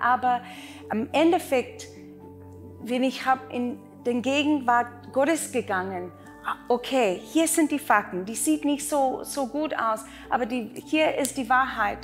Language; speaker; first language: German; non-native, learner; Afrikaans